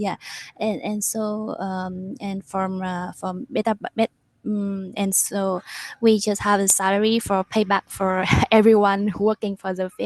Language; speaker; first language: English; non-native, learner; Vietnamese